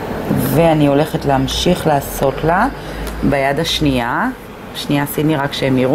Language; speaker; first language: Hebrew; native; Hebrew